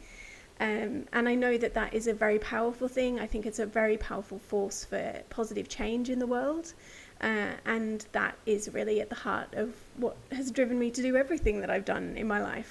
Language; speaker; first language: English; native; English